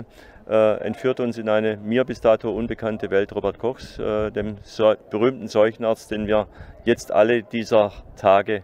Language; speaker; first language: German; native; German